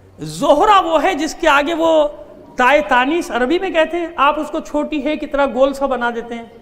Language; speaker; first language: Urdu; native; Urdu